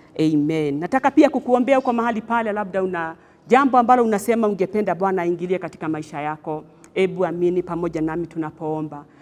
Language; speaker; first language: Swahili; non-native, local second language; Kikuyu